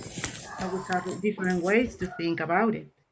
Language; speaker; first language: English; non-native, learner; Spanish